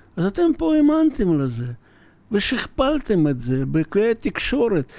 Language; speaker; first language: Hebrew; non-native, fluent; Russian